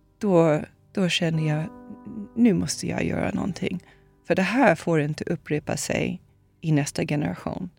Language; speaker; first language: Swedish; non-native, fluent; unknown